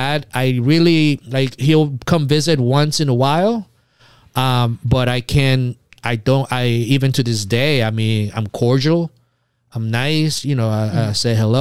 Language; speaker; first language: English; early bilingual, other home language; Spanish